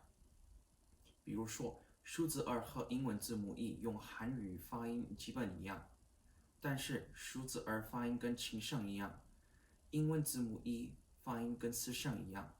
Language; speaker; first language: Chinese; non-native, learner; Korean